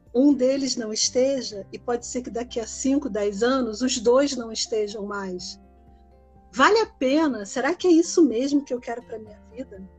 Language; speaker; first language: Portuguese; native; Portuguese